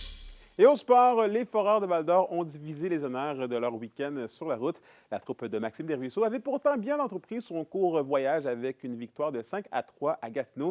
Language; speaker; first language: French; native; French